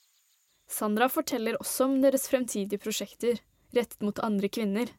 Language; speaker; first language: Norwegian; native; Norwegian